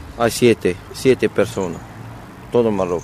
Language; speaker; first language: Spanish; non-native, learner; Arabic